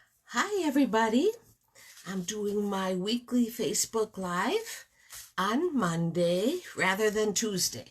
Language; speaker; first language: English; native; English